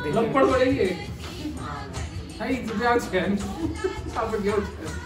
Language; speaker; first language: Chinese; non-native, fluent; Hindi